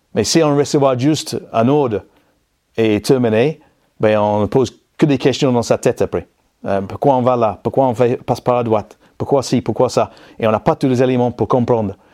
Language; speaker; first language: French; non-native, fluent; English